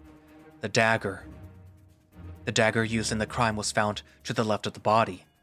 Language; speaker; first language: English; native; English